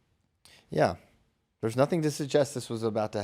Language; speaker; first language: English; native; English